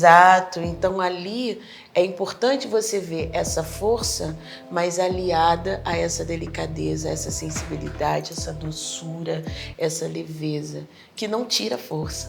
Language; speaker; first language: Portuguese; native; Portuguese